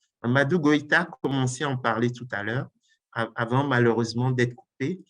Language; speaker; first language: French; non-native, local second language; Ewe